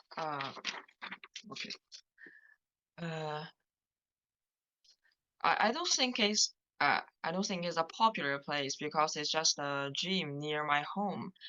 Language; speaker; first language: English; non-native, learner; Chinese